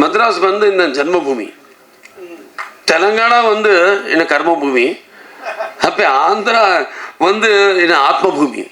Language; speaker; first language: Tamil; non-native, learner; Telugu